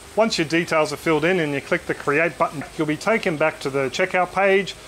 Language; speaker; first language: English; native; English